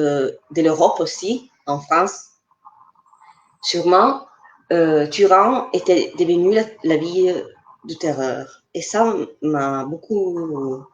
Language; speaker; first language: French; non-native, fluent; Italian